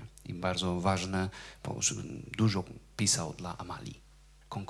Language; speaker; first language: Polish; non-native, fluent; Portuguese